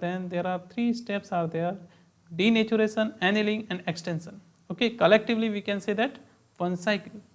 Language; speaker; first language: English; non-native, local second language; Hindi